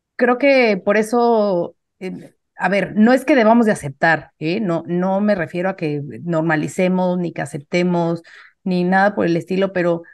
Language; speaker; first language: Spanish; native; Spanish